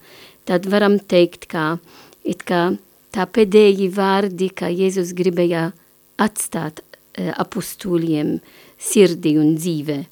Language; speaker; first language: Latvian; non-native, learner; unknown